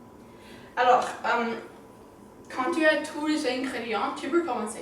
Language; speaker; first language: French; non-native, learner; English